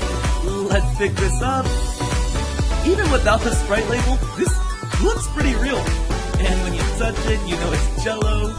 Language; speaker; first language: English; native; English